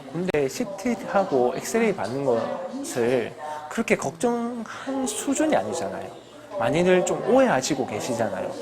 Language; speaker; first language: Korean; native; Korean